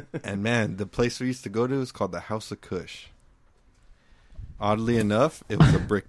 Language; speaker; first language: English; native; English